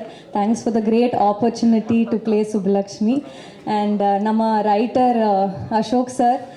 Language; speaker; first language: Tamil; non-native, learner; Kannada